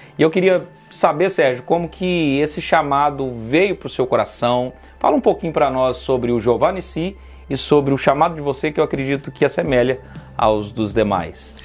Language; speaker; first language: Portuguese; native; Portuguese